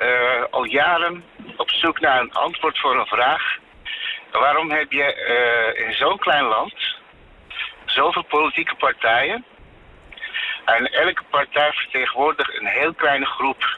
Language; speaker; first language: Dutch; non-native, fluent; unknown